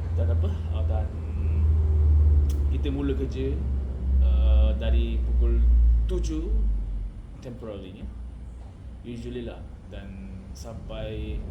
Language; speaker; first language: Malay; non-native, learner; Korean